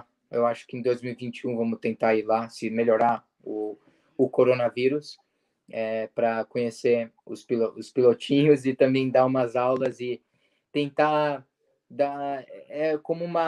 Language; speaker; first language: Portuguese; early bilingual, heritage; Portuguese